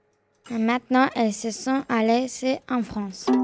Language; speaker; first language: French; non-native, learner; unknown